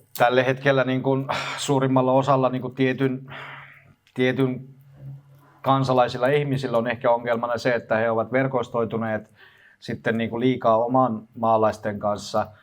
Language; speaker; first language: Finnish; early bilingual, other home language; Turkish